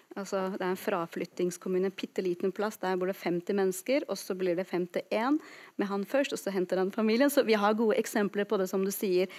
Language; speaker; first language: Norwegian; non-native, fluent; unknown